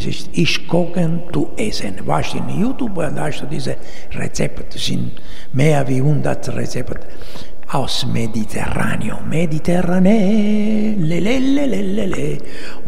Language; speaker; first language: German; non-native, learner; Italian